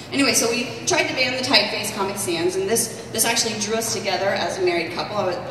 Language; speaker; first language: English; native; English